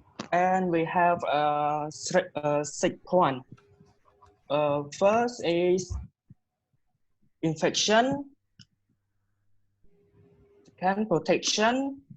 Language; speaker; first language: English; non-native, learner; Khmer